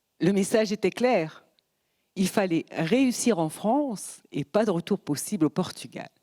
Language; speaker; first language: French; early bilingual, other home language; Portuguese